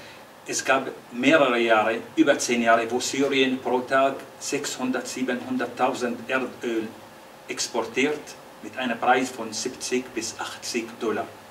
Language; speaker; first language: German; non-native, fluent; Arabic